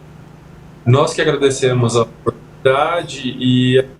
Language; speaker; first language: Portuguese; native; Portuguese